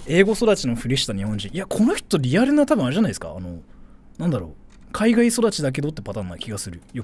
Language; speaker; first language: Japanese; non-native, fluent; English